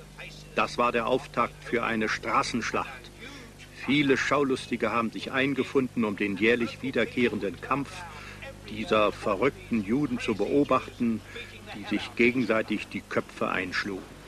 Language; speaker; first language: German; native; German